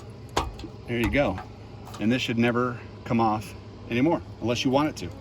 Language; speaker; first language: English; native; English